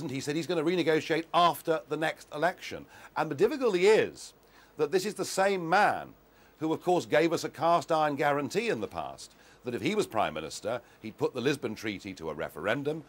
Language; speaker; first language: English; native; English